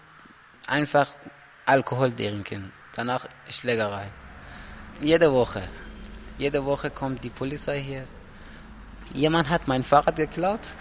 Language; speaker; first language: German; non-native, learner; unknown